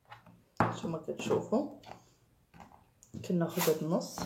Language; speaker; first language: Arabic; native; Arabic